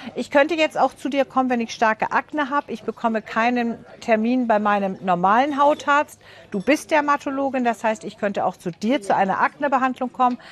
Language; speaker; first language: German; native; German